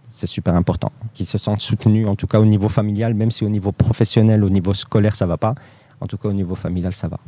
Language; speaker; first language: French; early bilingual, other home language; Riffian